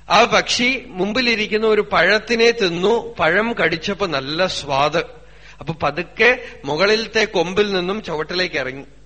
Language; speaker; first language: Malayalam; native; Malayalam